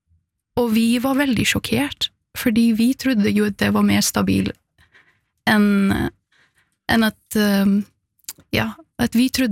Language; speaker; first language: Norwegian; non-native, fluent; Persian